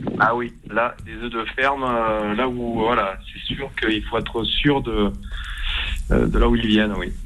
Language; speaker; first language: French; native; French